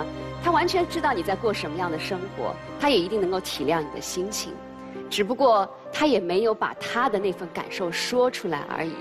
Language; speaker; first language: Chinese; native; Chinese